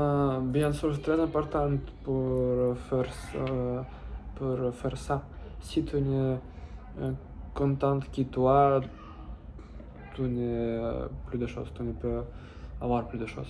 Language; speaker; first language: French; non-native, learner; Russian